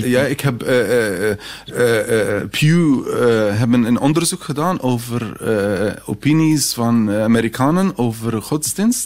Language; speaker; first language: Dutch; non-native, fluent; Arabic